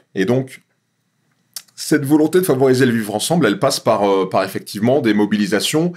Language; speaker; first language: French; native; French